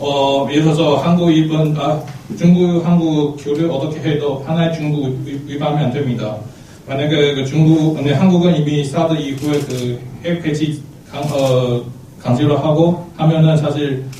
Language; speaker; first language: Korean; non-native, fluent; Chinese